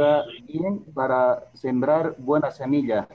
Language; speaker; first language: Spanish; native; Spanish